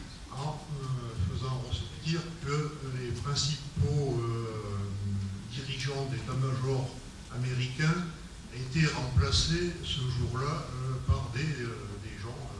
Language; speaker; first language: French; native; French